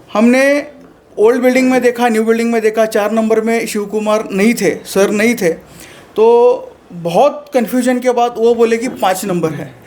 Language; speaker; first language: Hindi; non-native, local second language; Marathi